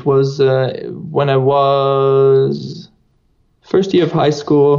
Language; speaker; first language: English; non-native, fluent; Dutch